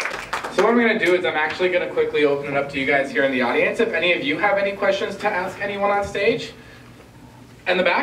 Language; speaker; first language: English; native; English